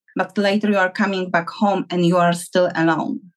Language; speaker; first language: English; non-native, fluent; Polish